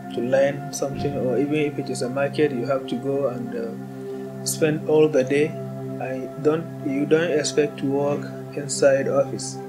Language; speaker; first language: English; non-native, local second language; Hausa